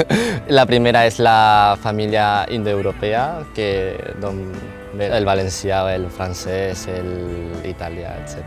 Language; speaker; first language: Catalan; non-native, local second language; Chinese